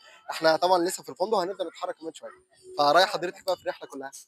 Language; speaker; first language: Arabic; native; Arabic